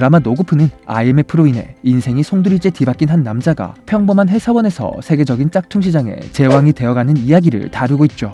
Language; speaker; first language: Korean; native; Korean